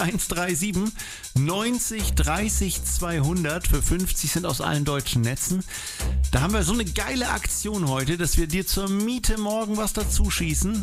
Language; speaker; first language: German; native; German